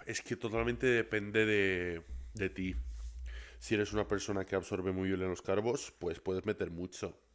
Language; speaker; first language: Spanish; early bilingual, other home language; English